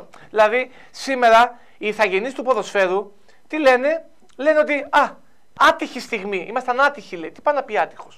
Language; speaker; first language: Greek; native; Greek